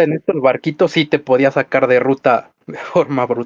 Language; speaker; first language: Spanish; native; Spanish